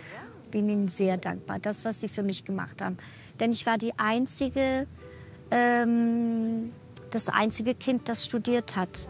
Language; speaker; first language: German; early bilingual, other home language; Portuguese